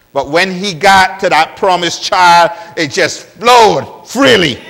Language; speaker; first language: English; non-native, fluent; Spanish